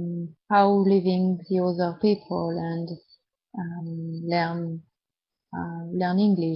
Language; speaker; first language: English; non-native, learner; French